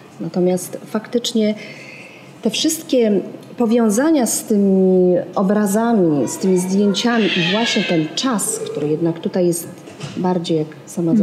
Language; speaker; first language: Polish; native; Polish